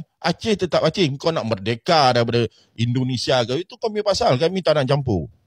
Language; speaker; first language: Malay; native; Malay